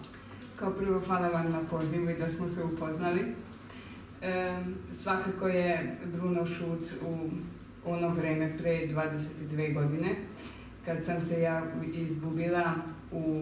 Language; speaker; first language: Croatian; non-native, local second language; Hungarian